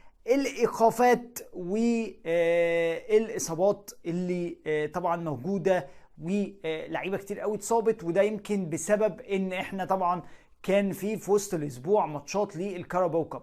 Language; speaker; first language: Arabic; native; Arabic